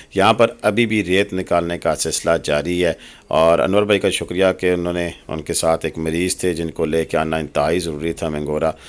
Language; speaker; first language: Urdu; non-native, local second language; Pahari-Potwari